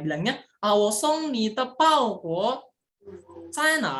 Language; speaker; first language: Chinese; non-native, fluent; Indonesian